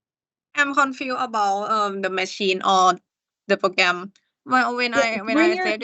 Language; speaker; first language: English; non-native, learner; Thai